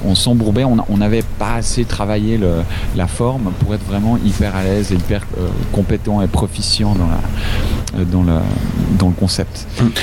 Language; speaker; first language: French; native; French